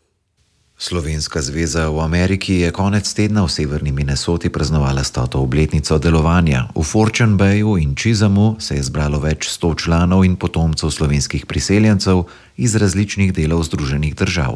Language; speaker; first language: Slovenian; native; Slovenian